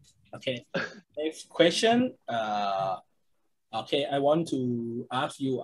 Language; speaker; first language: English; non-native, learner; Thai